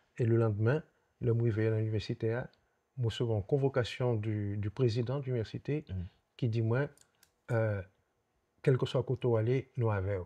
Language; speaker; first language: French; non-native, local second language; Haitian Creole